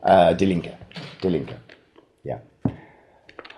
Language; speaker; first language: English; native; English